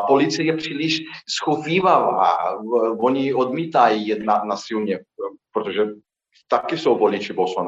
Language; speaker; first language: Czech; non-native, fluent; Portuguese